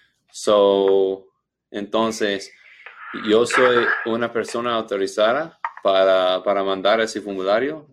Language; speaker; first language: Spanish; non-native, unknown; English